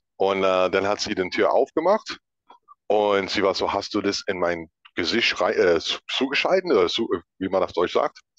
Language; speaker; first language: German; non-native, fluent; English